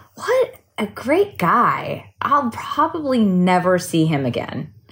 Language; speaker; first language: English; native; English